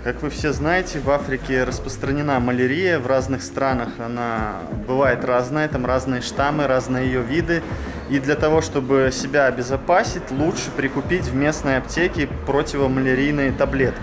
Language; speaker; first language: Russian; native; Russian